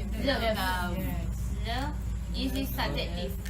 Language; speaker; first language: English; non-native, local second language; Malay